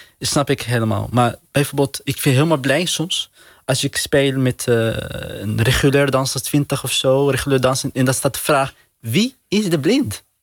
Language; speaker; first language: Dutch; non-native, learner; Arabic